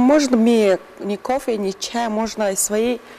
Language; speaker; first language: Russian; non-native, learner; Mongolian